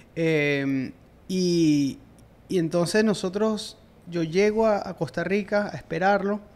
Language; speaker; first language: Spanish; native; Spanish